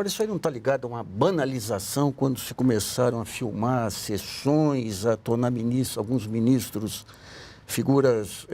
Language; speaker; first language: Portuguese; native; Portuguese